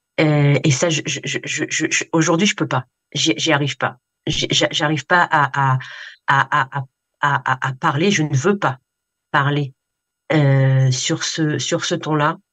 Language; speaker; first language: French; native; French